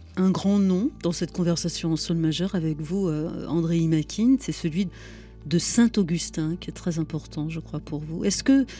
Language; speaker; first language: French; non-native, fluent; Russian